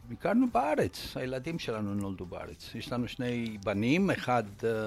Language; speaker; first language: Hebrew; non-native, fluent; Romanian